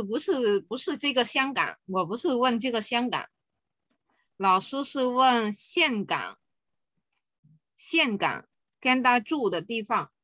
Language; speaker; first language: Chinese; non-native, fluent; Vietnamese